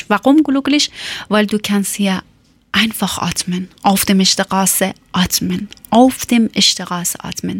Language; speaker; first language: German; non-native, learner; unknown